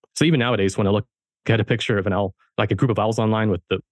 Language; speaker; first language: English; early bilingual, heritage; German